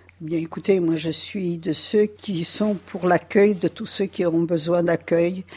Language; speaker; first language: French; early bilingual, other home language; Yiddish